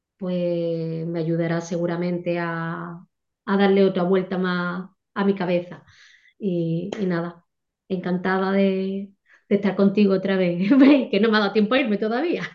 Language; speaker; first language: Spanish; native; Spanish